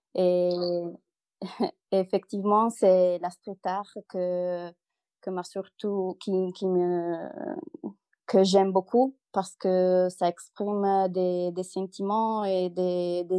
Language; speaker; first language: French; non-native, learner; Italian